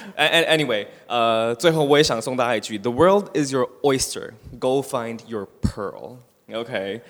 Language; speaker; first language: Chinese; early bilingual, heritage; Chinese